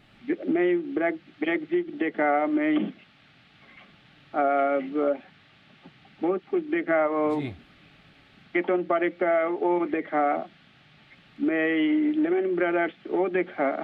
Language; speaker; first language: Hindi; non-native, local second language; Bangla